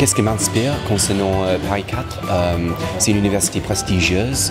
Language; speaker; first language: French; non-native, learner; English